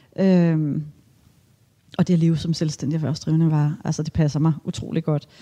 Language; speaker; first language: Danish; native; Danish